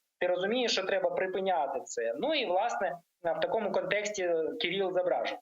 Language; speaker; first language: Ukrainian; native; Ukrainian